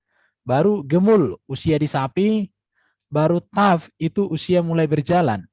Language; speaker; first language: Indonesian; native; Indonesian